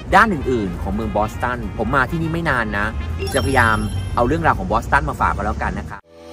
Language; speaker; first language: Thai; native; Thai